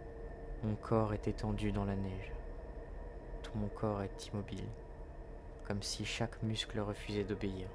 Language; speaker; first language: French; native; French